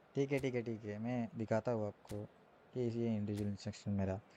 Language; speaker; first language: Hindi; non-native, local second language; Malayalam